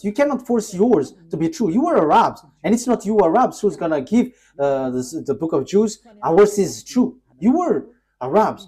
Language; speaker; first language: English; non-native, fluent; Malagasy